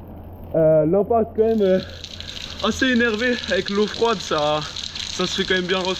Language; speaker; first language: French; native; French